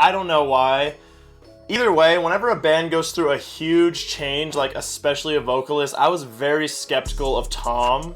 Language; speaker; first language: English; native; English